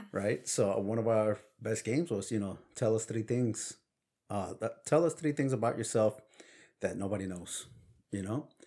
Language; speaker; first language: English; early bilingual, other home language; Spanish